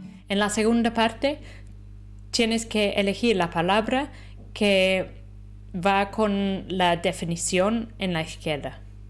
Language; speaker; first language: Spanish; non-native, fluent; English